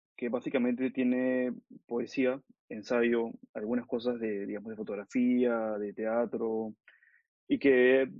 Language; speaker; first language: Spanish; native; Spanish